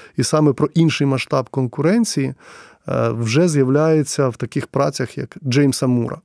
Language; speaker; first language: Ukrainian; non-native, local second language; Russian